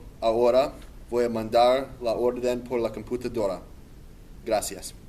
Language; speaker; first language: Spanish; non-native, learner; English